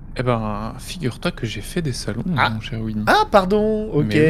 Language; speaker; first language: French; native; French